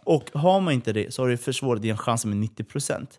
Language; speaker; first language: Swedish; early bilingual, other home language; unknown